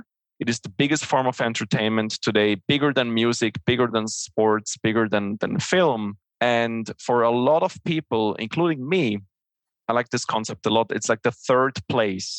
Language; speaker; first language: English; non-native, fluent; Swiss German